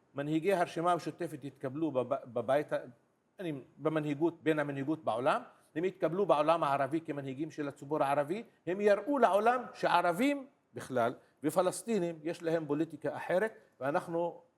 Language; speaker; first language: Hebrew; non-native, local second language; Arabic